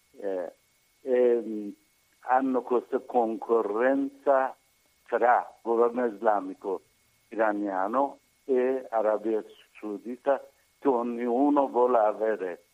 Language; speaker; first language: Italian; non-native, learner; Persian